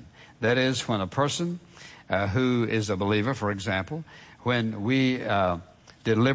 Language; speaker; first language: English; native; English